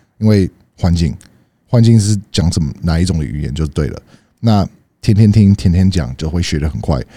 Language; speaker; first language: Chinese; non-native, fluent; English